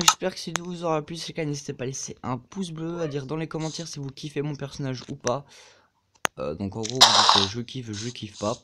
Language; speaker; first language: French; native; French